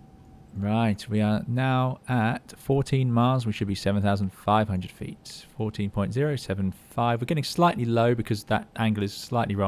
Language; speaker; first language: English; native; English